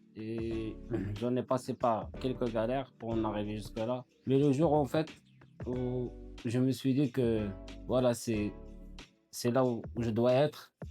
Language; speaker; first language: French; non-native, fluent; Arabic